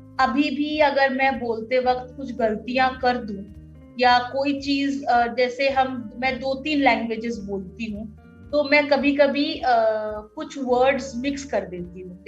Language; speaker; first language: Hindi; non-native, local second language; Odia